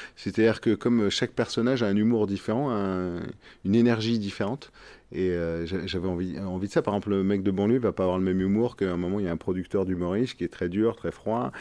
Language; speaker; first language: French; native; French